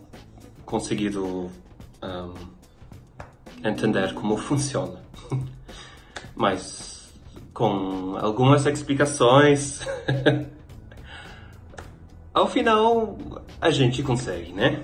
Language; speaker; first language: Portuguese; non-native, fluent; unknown